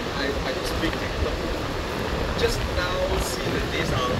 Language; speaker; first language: English; non-native, learner; Cantonese